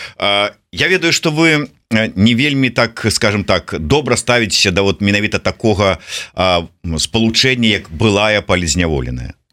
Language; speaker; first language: Belarusian; non-native, local second language; Russian